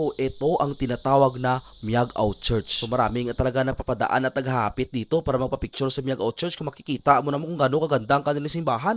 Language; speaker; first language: Filipino; non-native, local second language; Hiligaynon